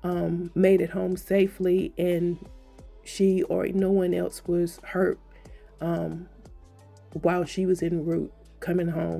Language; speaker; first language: English; native; English